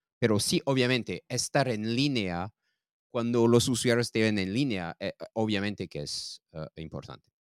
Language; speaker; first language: Spanish; non-native, learner; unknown